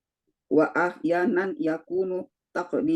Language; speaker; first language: Arabic; non-native, fluent; Indonesian